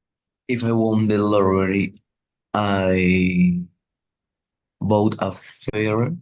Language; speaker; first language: English; non-native, learner; Spanish